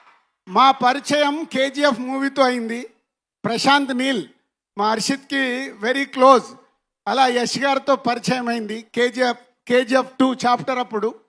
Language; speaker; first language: Telugu; native; Telugu